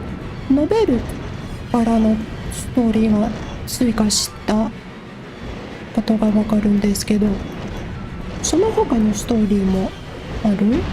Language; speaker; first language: Japanese; non-native, learner; English